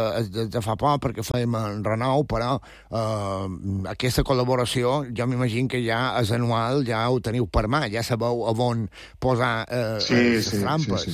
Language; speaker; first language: Catalan; native; Catalan